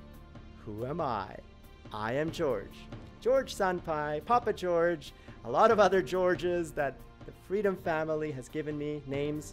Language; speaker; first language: English; native; English